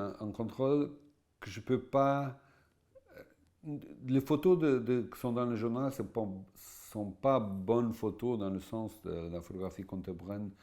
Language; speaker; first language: French; non-native, fluent; Portuguese